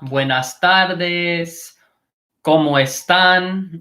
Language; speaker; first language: Spanish; non-native, fluent; English